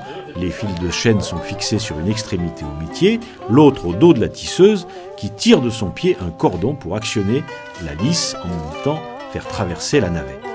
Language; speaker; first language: French; native; French